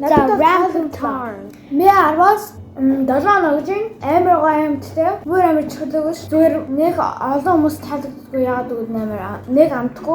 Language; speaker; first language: Mongolian; early bilingual, heritage; Mongolian